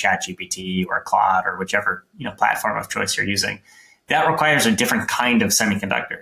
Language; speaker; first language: English; native; English